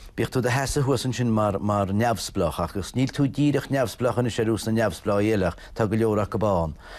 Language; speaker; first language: Irish; native; Irish